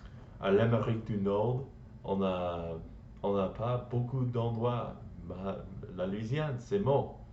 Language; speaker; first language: French; non-native, learner; English